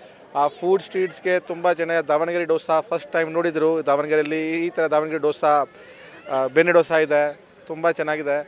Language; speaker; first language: Kannada; non-native, learner; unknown